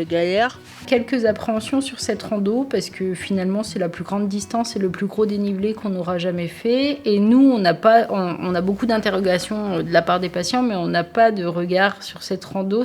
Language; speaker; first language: French; native; French